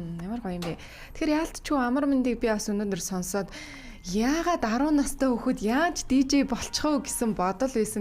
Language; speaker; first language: Mongolian; native; Mongolian